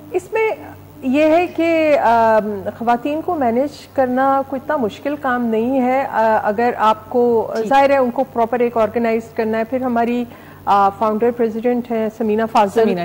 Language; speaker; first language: Urdu; native; Urdu